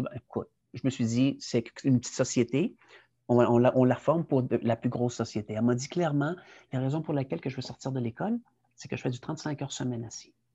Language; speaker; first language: French; early bilingual, other home language; Spanish